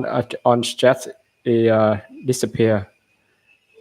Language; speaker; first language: English; non-native, learner; Vietnamese